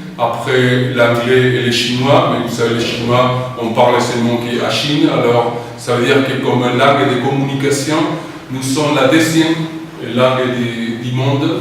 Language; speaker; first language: French; non-native, fluent; Spanish